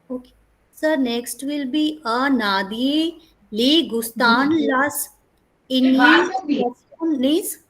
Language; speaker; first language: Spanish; non-native, learner; Hindi